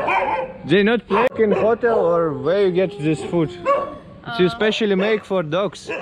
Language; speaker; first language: English; non-native, learner; Russian